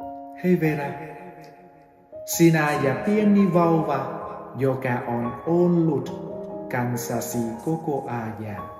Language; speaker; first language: Finnish; non-native, learner; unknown